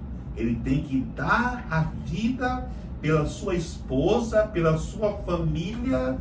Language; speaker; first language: Portuguese; native; Portuguese